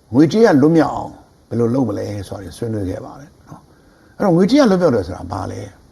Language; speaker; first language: Burmese; native; Burmese